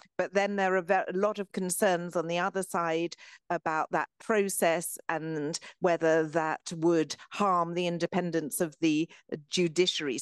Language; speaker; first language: English; native; English